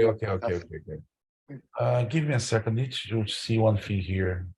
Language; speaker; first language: English; non-native, learner; Portuguese